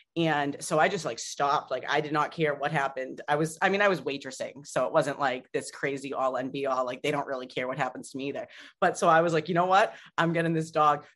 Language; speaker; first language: English; native; English